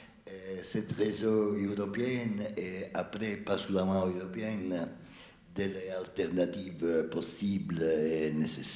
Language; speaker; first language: French; non-native, fluent; Italian